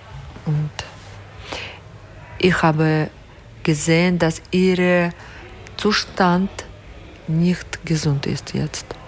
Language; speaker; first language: German; non-native, learner; Ukrainian